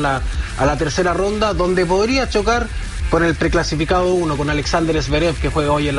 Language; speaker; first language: Spanish; native; Spanish